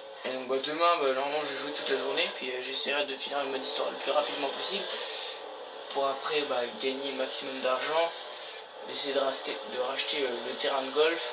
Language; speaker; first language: French; native; French